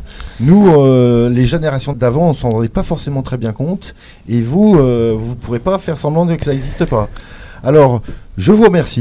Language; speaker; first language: French; native; French